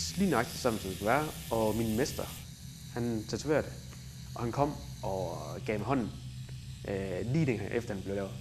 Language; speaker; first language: Danish; early bilingual, other home language; Thai